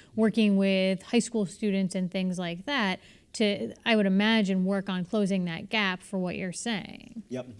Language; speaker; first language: English; native; English